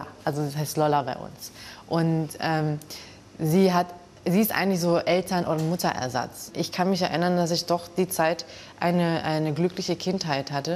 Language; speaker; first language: German; early bilingual, other home language; Filipino